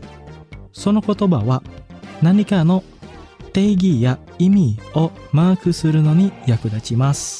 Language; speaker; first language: Japanese; non-native, fluent; Indonesian